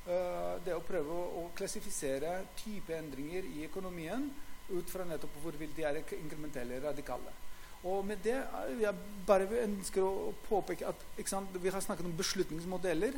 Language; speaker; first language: Norwegian; non-native, fluent; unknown